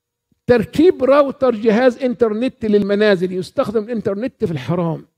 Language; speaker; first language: Arabic; native; Arabic